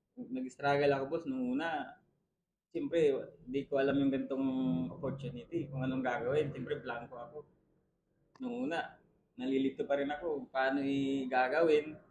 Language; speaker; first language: Filipino; non-native, local second language; Cebuano